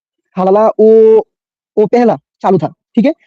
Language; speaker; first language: Hindi; native; Hindi